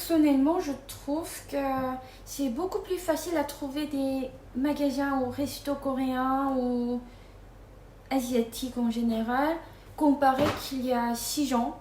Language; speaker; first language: French; non-native, fluent; Korean